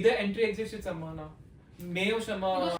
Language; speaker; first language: Chinese; non-native, learner; Hindi